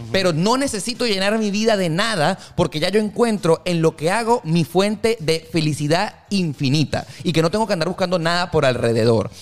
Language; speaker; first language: Spanish; native; Spanish